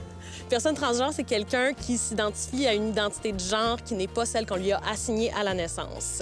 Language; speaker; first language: French; native; French